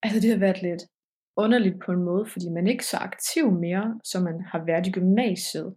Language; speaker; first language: Danish; early bilingual, heritage; Danish